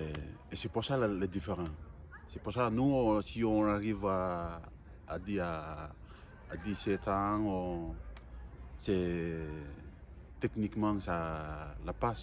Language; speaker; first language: French; non-native, learner; Fijian